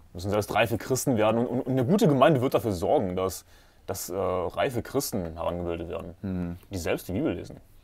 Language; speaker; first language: German; native; German